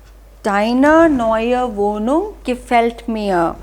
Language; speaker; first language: German; non-native, fluent; Hindi